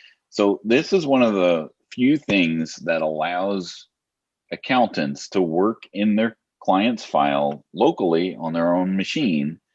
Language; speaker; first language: English; native; English